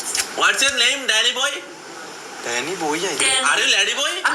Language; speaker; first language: English; non-native, local second language; Malayalam